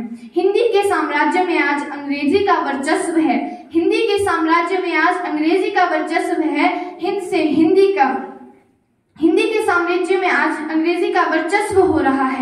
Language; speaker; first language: Hindi; native; Hindi